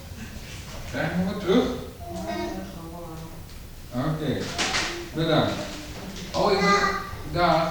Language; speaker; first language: Dutch; native; Dutch